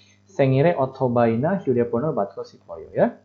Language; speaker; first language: Korean; non-native, fluent; Indonesian